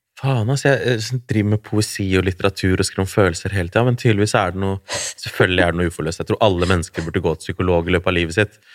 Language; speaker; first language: Norwegian; early bilingual, other home language; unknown